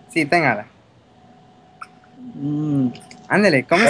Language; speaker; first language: Spanish; early bilingual, heritage; Spanish